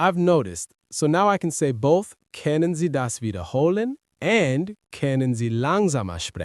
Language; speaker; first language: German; non-native, learner; English